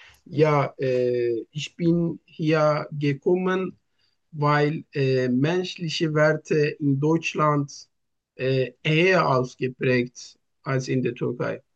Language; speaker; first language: German; non-native, learner; Turkish